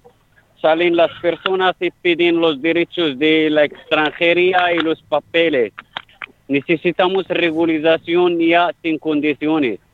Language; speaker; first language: Spanish; non-native, fluent; Arabic